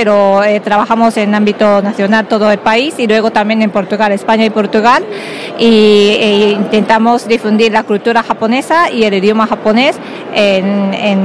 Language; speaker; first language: Spanish; non-native, fluent; Japanese